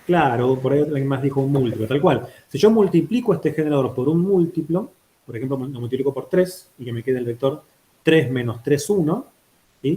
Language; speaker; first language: Spanish; native; Spanish